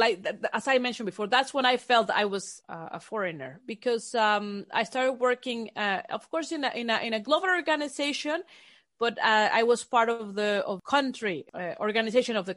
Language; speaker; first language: English; non-native, fluent; Spanish